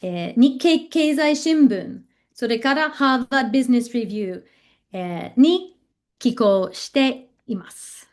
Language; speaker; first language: Japanese; non-native, fluent; English